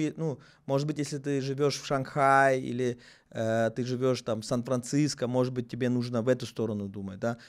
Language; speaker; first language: Russian; native; Russian